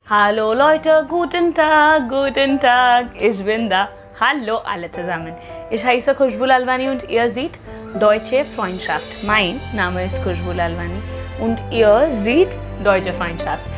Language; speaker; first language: German; non-native, fluent; Hindi